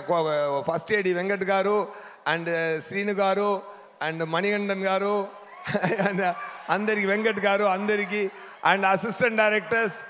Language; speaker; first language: Telugu; non-native, local second language; Tamil